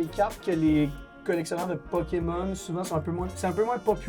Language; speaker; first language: French; native; French